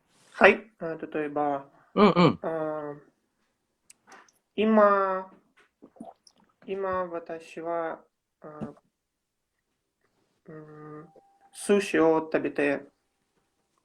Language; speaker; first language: Japanese; non-native, learner; Russian